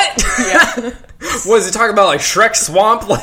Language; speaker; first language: English; native; English